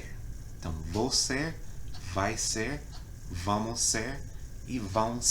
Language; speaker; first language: Portuguese; non-native, fluent; English